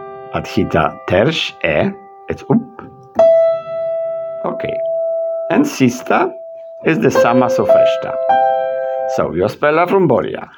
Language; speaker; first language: Swedish; non-native, learner; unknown